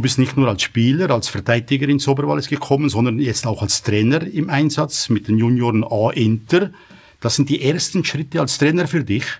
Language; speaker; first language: German; native; German